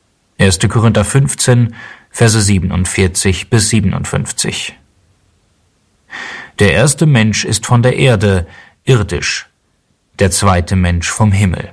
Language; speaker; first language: German; native; German